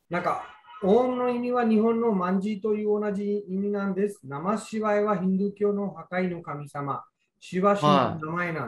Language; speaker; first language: Japanese; non-native, fluent; Hindi